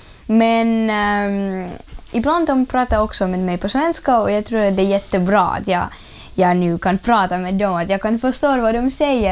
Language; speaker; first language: Swedish; non-native, learner; Russian